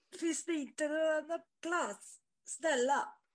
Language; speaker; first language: Swedish; non-native, fluent; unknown